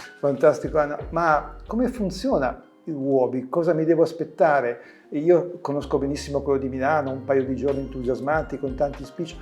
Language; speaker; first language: Italian; native; Italian